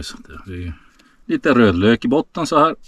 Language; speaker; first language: Swedish; native; Swedish